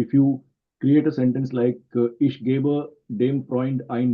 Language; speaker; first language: German; non-native, fluent; Marathi